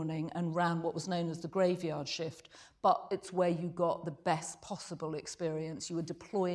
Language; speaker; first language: English; native; English